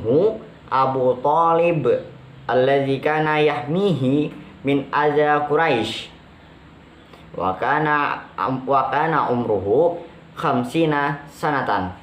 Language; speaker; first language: Arabic; non-native, fluent; Indonesian